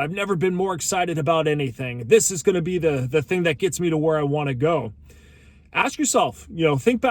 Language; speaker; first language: English; native; English